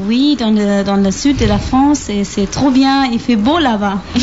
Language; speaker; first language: French; non-native, fluent; German